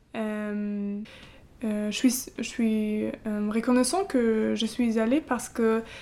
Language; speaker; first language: French; non-native, fluent; German